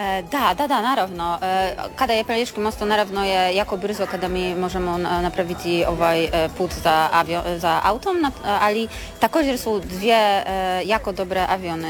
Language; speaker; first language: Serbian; non-native, learner; Polish